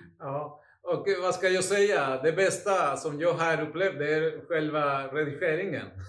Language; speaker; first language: Swedish; non-native, fluent; Spanish